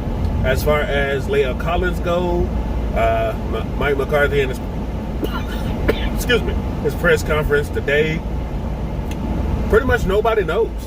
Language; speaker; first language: English; native; English